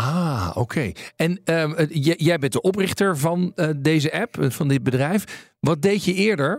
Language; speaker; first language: Dutch; native; Dutch